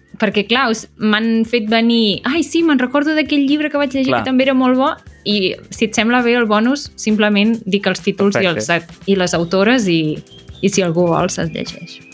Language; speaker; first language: Catalan; native; Catalan